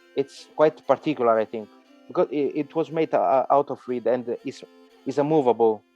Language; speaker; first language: English; non-native, fluent; Italian